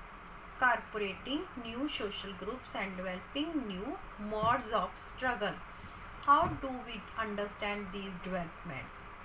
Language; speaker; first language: English; non-native, local second language; Hindi